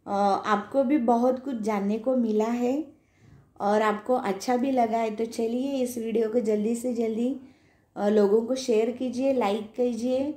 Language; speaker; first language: Hindi; non-native, local second language; Marathi